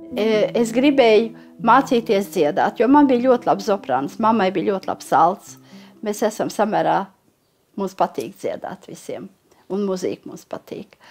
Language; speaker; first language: Latvian; native; Latvian